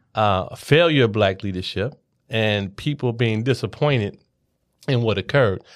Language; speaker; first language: English; native; English